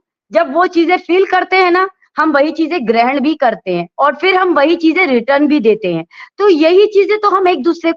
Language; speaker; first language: Hindi; native; Hindi